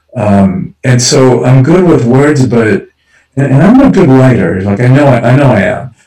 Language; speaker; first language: English; early bilingual, other home language; Spanish